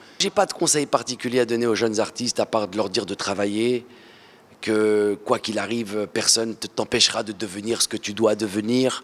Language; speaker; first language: French; early bilingual, other home language; Arabic